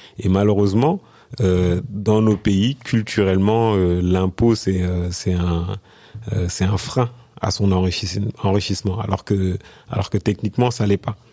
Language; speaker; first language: French; early bilingual, other home language; Wolof